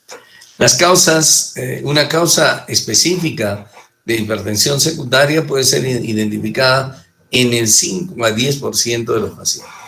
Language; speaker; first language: Spanish; native; Spanish